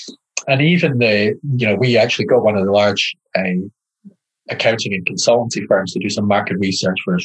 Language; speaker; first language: English; native; English